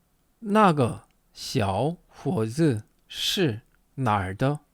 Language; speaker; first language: Chinese; non-native, fluent; Korean